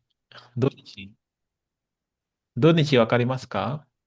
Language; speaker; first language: Japanese; non-native, fluent; Indonesian